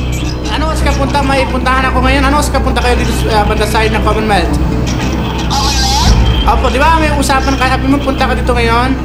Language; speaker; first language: Filipino; non-native, learner; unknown